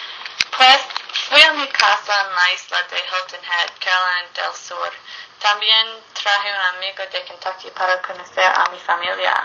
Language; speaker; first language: Spanish; non-native, learner; English